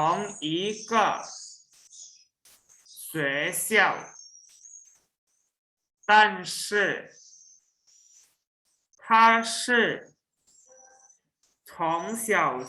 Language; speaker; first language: Chinese; non-native, local second language; Indonesian